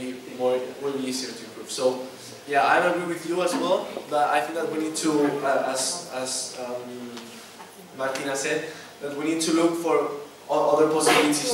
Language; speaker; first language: English; non-native, learner; Spanish